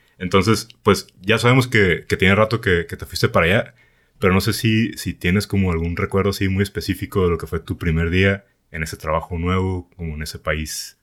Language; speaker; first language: Spanish; native; Spanish